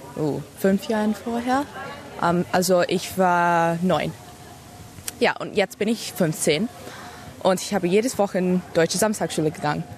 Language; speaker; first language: German; early bilingual, heritage; English